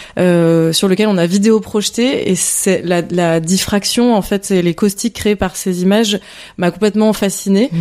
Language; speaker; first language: French; native; French